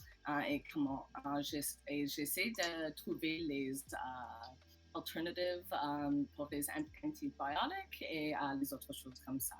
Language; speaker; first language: French; non-native, learner; English